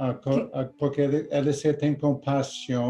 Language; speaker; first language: Portuguese; non-native, learner; English